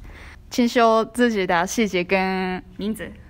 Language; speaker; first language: Chinese; non-native, learner; Japanese